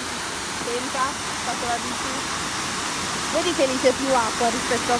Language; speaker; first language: Italian; native; Italian